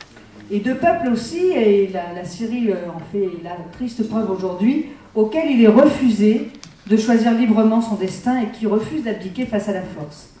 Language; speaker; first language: French; native; French